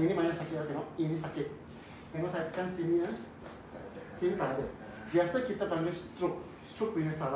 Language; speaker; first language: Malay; non-native, local second language; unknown